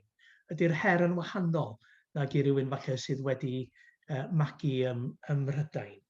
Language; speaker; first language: Welsh; native; Welsh